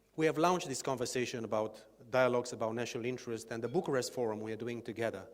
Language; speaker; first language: English; non-native, fluent; Romanian